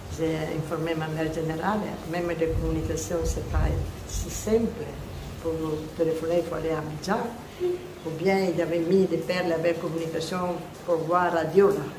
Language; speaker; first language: French; non-native, fluent; Italian